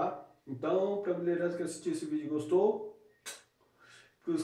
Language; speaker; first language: Portuguese; native; Portuguese